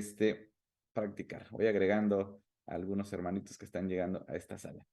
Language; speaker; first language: Spanish; native; Spanish